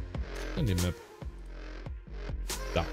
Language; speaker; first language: German; native; German